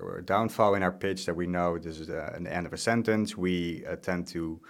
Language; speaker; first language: English; non-native, fluent; Dutch